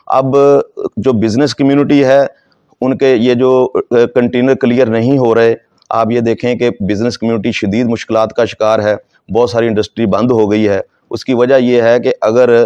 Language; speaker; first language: Urdu; non-native, local second language; Saraiki